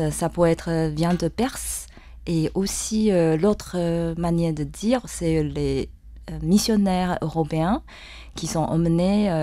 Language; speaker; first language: French; non-native, fluent; Chinese